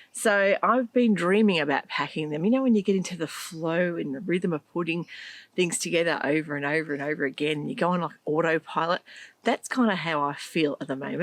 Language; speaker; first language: English; native; English